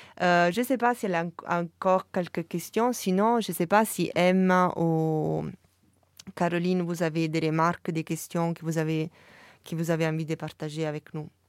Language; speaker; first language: French; non-native, fluent; Italian